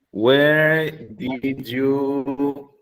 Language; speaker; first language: English; non-native, learner; Spanish